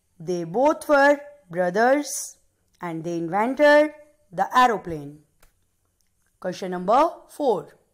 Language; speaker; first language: English; non-native, local second language; Punjabi